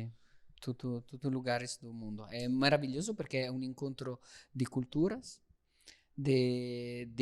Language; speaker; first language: Portuguese; non-native, learner; Italian